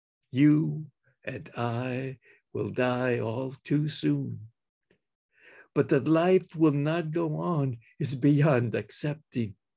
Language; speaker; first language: English; early bilingual, other home language; Spanish